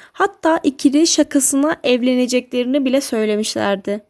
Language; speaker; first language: Turkish; native; Turkish